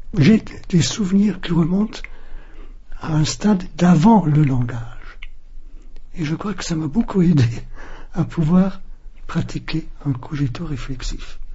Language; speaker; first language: French; non-native, fluent; German